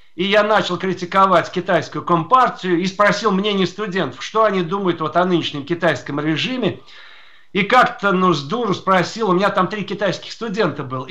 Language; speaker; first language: Russian; native; Russian